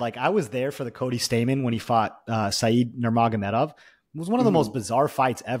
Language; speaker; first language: English; native; English